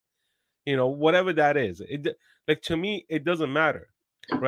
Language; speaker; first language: English; non-native, fluent; Persian